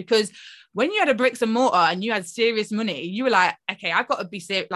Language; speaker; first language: English; native; English